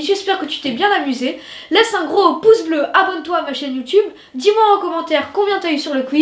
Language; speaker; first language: French; native; French